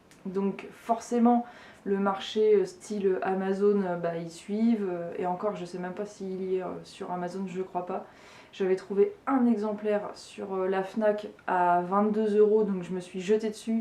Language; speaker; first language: French; native; French